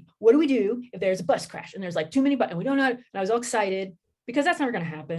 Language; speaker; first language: English; native; English